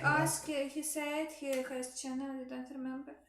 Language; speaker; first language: English; non-native, learner; Russian